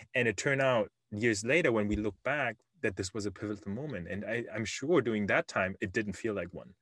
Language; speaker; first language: English; non-native, fluent; German